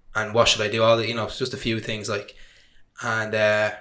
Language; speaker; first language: English; native; English